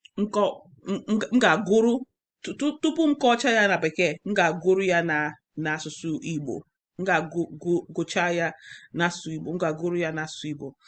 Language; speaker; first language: Igbo; non-native, learner; English